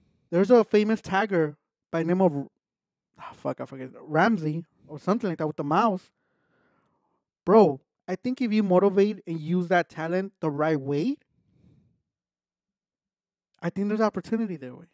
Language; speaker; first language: English; early bilingual, other home language; Spanish